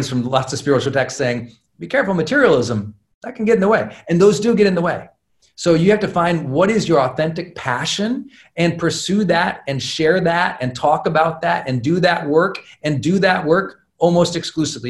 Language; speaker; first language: English; native; English